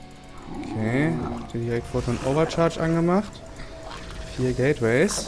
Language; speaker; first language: German; native; German